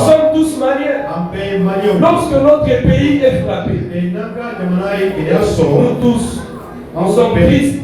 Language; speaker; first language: French; non-native, local second language; Bambara